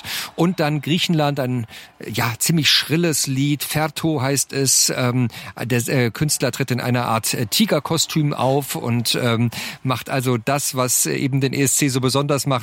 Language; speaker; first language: German; native; German